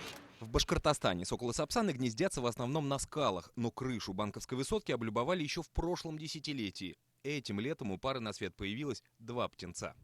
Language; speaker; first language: Russian; native; Russian